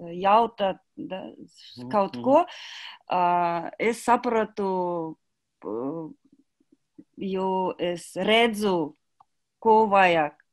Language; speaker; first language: Latvian; non-native, learner; Kazakh